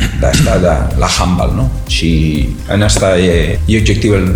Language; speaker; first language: Romanian; non-native, learner; Spanish